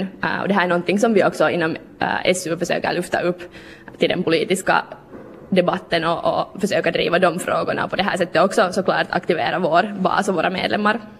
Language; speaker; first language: Swedish; native; Swedish